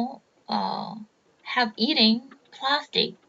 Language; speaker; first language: English; non-native, learner; Korean